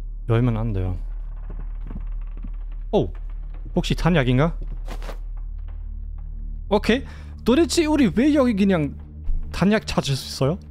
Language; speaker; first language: Korean; non-native, fluent; German